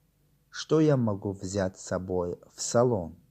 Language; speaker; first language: Russian; non-native, local second language; Tajik